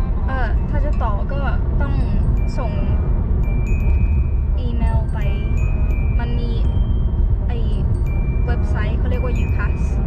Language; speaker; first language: Thai; early bilingual, heritage; Thai